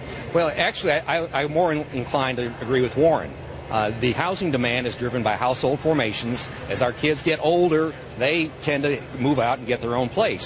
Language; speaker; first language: English; native; English